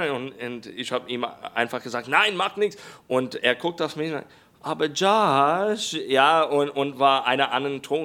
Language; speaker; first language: German; non-native, learner; English